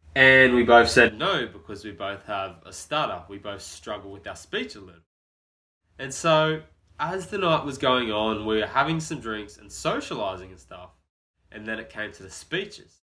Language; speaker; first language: English; native; English